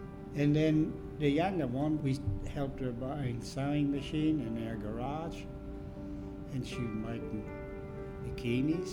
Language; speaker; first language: English; non-native, fluent; German